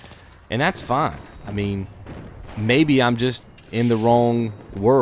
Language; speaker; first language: English; native; English